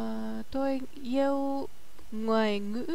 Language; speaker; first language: Vietnamese; non-native, learner; German